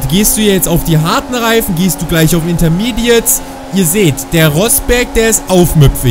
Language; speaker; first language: German; native; German